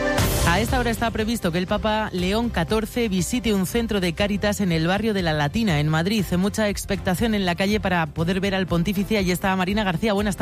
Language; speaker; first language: Spanish; native; Spanish